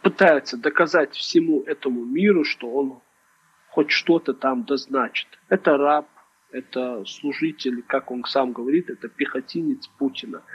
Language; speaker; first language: Russian; non-native, local second language; Chechen